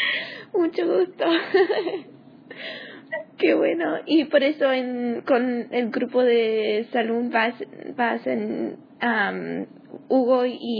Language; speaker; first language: Spanish; non-native, learner; English